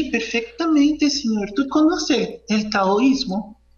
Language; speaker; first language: Spanish; non-native, fluent; Portuguese